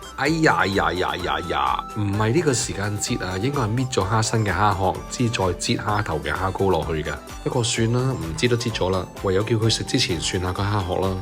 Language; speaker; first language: Cantonese; native; Cantonese